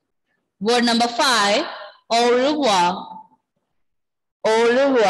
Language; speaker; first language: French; non-native, fluent; Malayalam